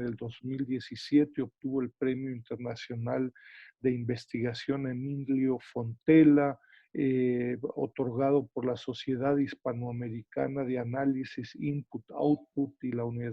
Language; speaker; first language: Spanish; native; Spanish